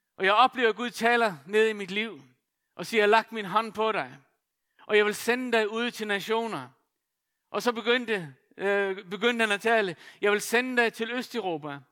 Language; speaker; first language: Danish; non-native, local second language; Faroese